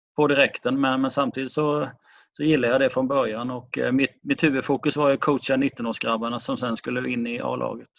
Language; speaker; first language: Swedish; native; Swedish